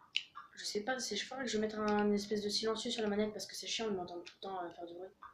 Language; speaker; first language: French; native; French